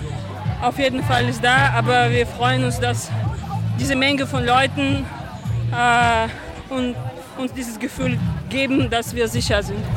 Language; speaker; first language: German; non-native, fluent; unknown